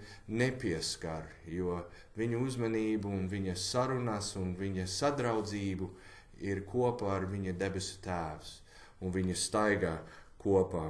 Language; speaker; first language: Latvian; non-native, learner; English